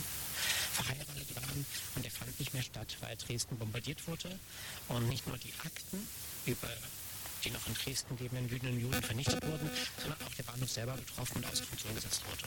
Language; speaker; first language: German; native; German